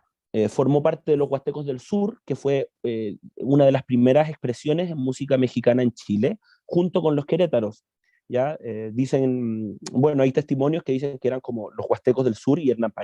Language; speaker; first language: Spanish; native; Spanish